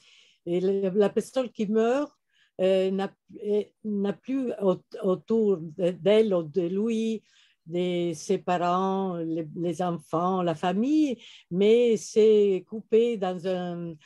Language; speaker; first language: French; non-native, fluent; Italian